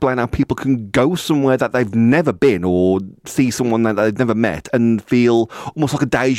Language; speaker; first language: English; native; English